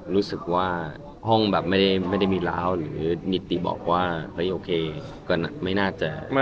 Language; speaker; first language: Thai; native; Thai